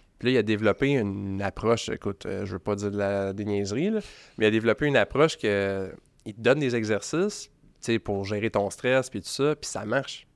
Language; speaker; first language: French; native; French